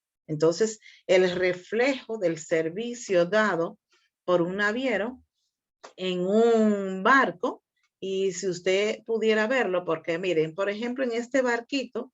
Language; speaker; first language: Spanish; native; Spanish